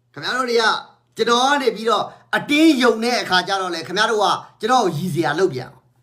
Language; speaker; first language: Burmese; native; Burmese